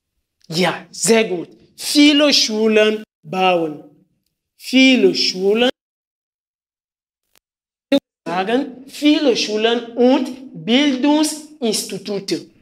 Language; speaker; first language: German; non-native, fluent; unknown